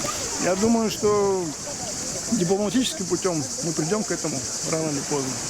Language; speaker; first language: Russian; native; Russian